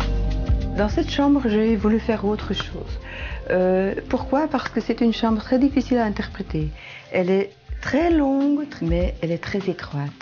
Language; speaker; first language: French; non-native, local second language; Dutch